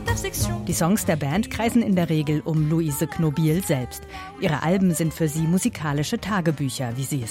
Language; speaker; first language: German; native; German